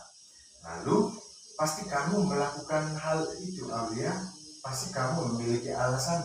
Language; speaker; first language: Indonesian; non-native, local second language; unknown